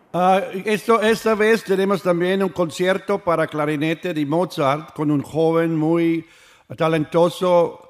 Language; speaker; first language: Spanish; non-native, learner; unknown